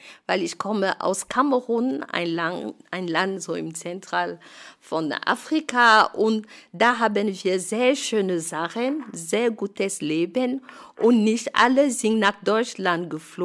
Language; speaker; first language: German; non-native, fluent; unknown